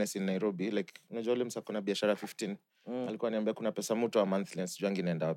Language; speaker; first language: English; non-native, local second language; Swahili